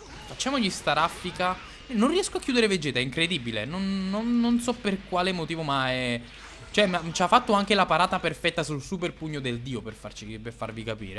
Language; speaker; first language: Italian; native; Italian